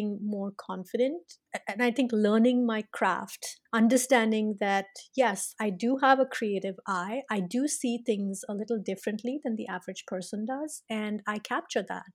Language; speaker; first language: English; non-native, local second language; Tamil